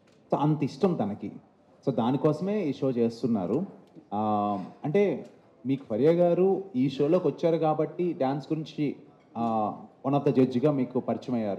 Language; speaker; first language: Telugu; native; Telugu